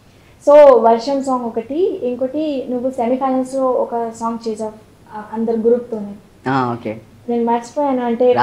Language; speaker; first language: Telugu; non-native, local second language; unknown